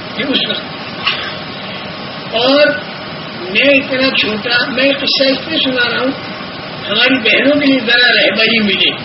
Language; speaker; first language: Urdu; non-native, local second language; Gujarati